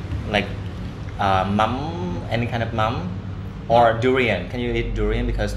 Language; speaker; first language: English; non-native, fluent; Vietnamese